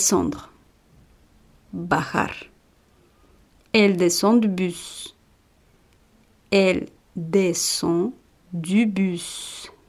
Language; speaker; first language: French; non-native, fluent; Spanish